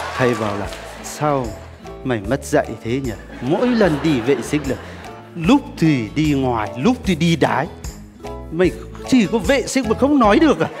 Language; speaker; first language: Vietnamese; non-native, fluent; Turkish